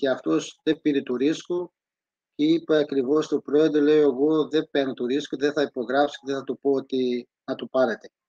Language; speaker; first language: Greek; non-native, fluent; Portuguese